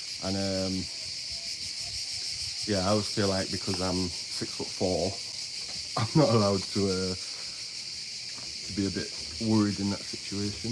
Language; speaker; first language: English; native; English